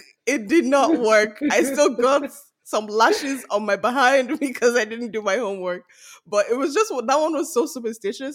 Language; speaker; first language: English; non-native, local second language; Yoruba